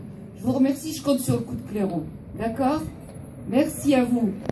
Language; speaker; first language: French; native; French